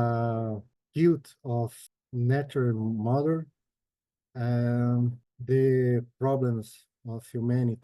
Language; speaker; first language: English; non-native, learner; Portuguese